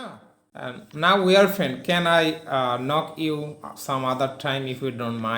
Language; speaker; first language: English; non-native, learner; Bangla